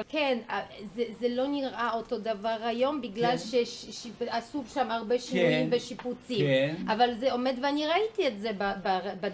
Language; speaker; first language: Hebrew; non-native, fluent; Polish